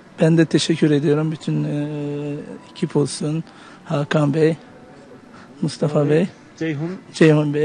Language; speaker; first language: Turkish; early bilingual, heritage; Turkish